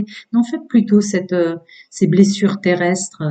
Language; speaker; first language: French; native; French